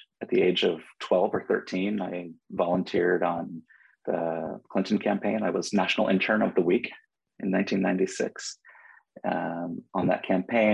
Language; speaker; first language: English; native; English